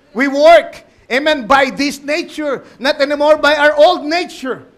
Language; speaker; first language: English; non-native, local second language; Filipino